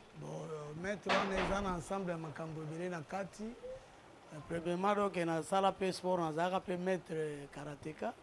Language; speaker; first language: Lingala; native; Lingala